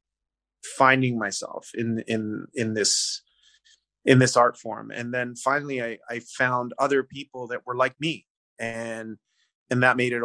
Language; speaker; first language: English; native; English